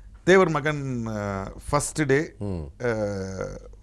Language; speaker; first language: Telugu; non-native, learner; Tamil